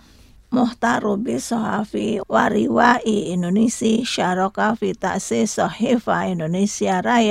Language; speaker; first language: Arabic; non-native, fluent; Indonesian